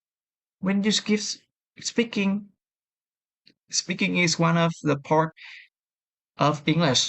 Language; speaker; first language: English; non-native, learner; Vietnamese